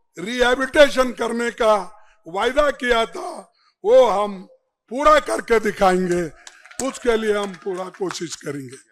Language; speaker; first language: Hindi; non-native, local second language; Kannada